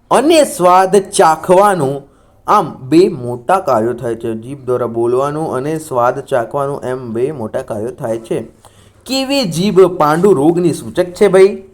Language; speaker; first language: Gujarati; non-native, local second language; Marathi